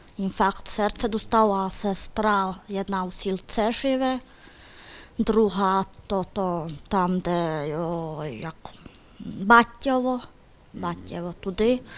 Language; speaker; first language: Ukrainian; native; Ukrainian